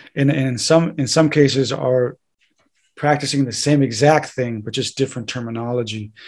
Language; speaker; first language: English; native; English